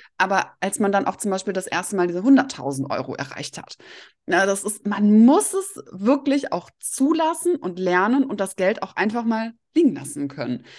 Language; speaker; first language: German; early bilingual, other home language; Russian